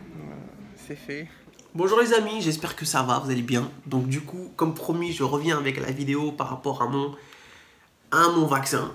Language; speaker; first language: French; native; French